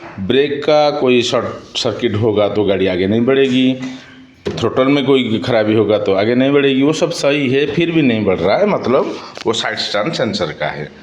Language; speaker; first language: Hindi; non-native, local second language; Odia